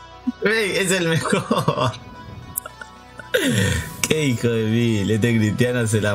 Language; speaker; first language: Spanish; native; Spanish